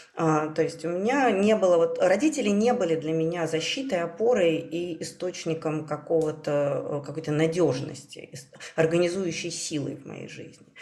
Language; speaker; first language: Russian; native; Russian